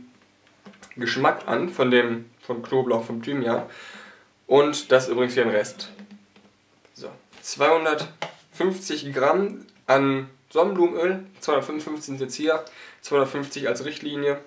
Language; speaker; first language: German; native; German